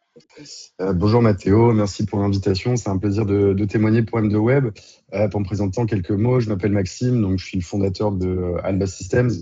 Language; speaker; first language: French; native; French